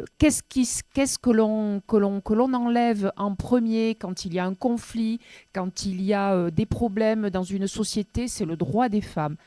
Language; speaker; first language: French; native; French